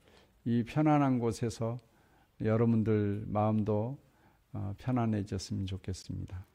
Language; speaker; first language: Korean; native; Korean